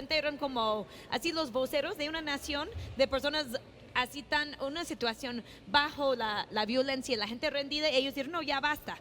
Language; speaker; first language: Spanish; non-native, fluent; English